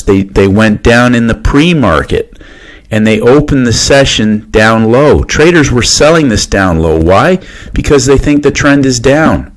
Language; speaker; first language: English; native; English